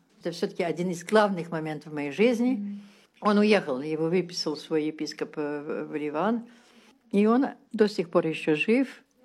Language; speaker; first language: Russian; early bilingual, heritage; Russian